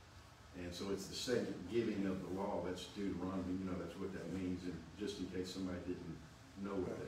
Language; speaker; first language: English; native; English